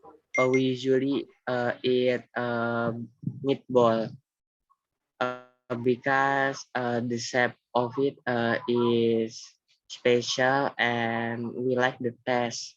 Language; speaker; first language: English; non-native, learner; Indonesian